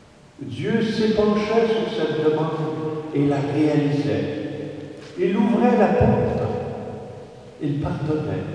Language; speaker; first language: French; native; French